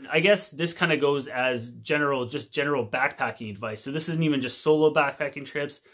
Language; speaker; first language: English; native; English